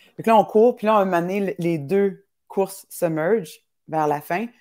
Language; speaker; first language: French; native; French